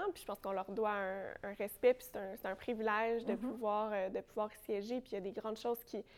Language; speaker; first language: French; native; French